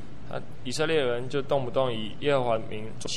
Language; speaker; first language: Chinese; native; Chinese